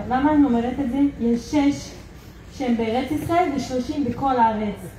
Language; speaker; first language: Hebrew; non-native, fluent; French